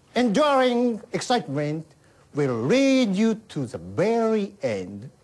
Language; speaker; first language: English; non-native, learner; Japanese